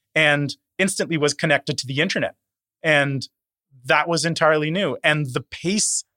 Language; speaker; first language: English; native; English